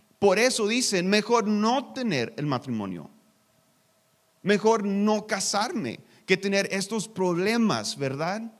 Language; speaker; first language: Spanish; non-native, learner; English